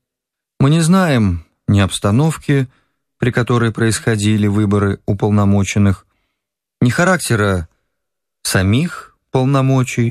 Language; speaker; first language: Russian; native; Russian